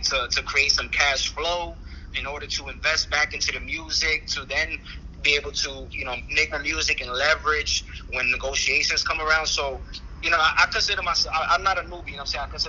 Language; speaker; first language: English; native; English